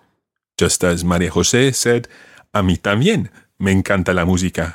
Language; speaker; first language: Spanish; non-native, fluent; English